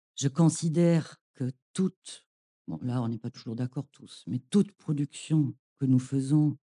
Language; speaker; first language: French; non-native, fluent; German